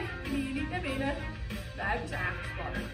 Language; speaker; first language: Dutch; native; Dutch